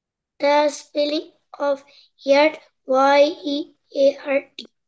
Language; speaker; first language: English; non-native, learner; Bangla